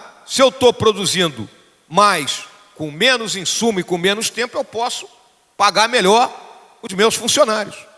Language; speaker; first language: Portuguese; native; Portuguese